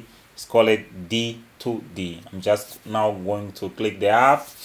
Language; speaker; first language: English; non-native, local second language; Portuguese